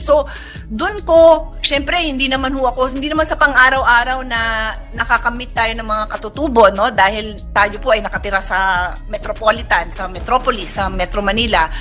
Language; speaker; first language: Filipino; native; Filipino